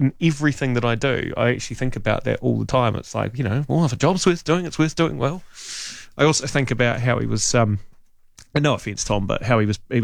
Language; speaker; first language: English; native; English